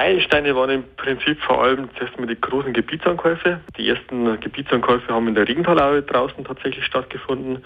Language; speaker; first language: German; native; German